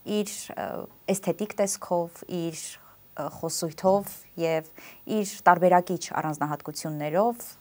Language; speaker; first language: Armenian; native; Armenian